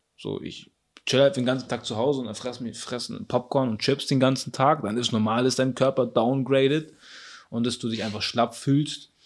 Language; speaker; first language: German; early bilingual, other home language; Arabic